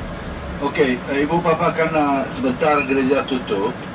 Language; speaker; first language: Indonesian; non-native, learner; Hebrew